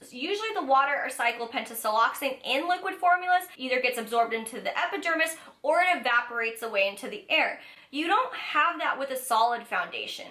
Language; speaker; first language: English; native; English